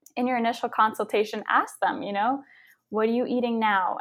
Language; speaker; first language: English; native; English